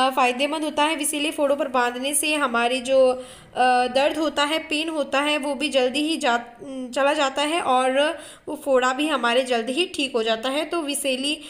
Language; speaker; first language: Hindi; native; Hindi